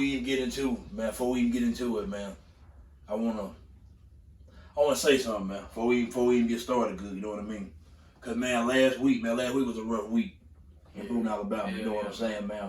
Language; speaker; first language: English; native; English